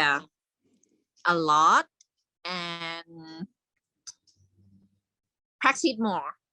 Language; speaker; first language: English; non-native, learner; Thai